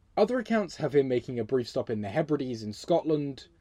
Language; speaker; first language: English; native; English